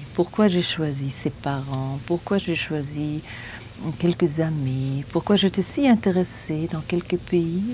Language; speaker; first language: French; non-native, fluent; German